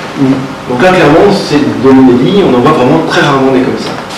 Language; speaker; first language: French; native; French